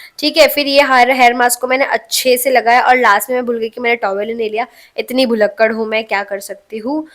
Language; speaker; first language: Hindi; non-native, local second language; Marathi